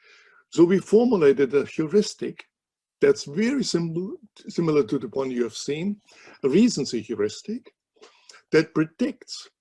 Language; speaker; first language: English; non-native, fluent; German